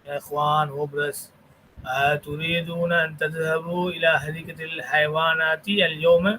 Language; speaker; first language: Arabic; non-native, fluent; Tamil